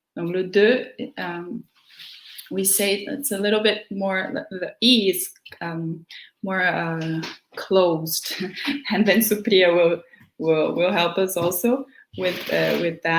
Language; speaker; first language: English; non-native, fluent; Portuguese